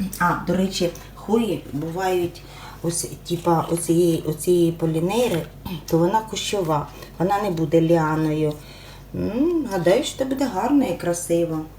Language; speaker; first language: Ukrainian; non-native, local second language; Russian